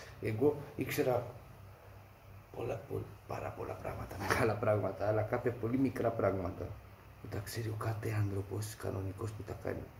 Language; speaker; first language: Greek; non-native, fluent; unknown